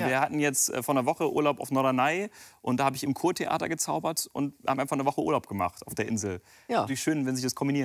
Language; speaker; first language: German; native; German